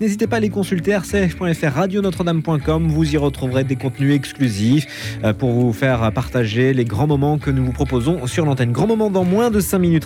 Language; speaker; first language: French; native; French